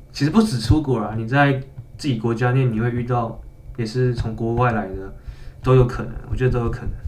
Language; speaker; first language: Chinese; native; Chinese